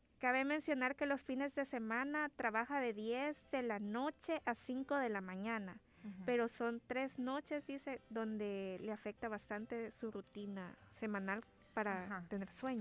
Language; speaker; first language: Spanish; native; Spanish